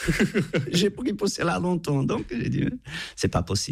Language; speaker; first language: French; non-native, fluent; Portuguese